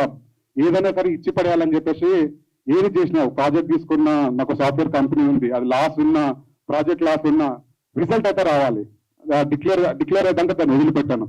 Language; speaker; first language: Telugu; native; Telugu